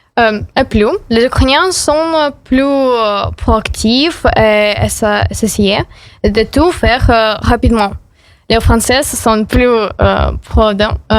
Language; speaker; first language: French; non-native, learner; Ukrainian